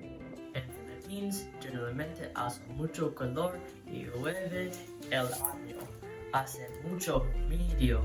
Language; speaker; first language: Spanish; non-native, learner; English